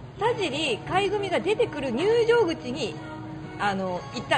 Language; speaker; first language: Japanese; native; Japanese